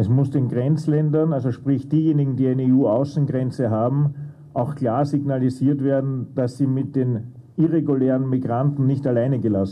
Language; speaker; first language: German; native; German